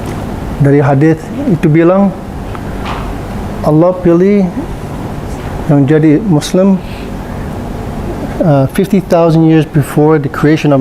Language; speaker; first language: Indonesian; non-native, learner; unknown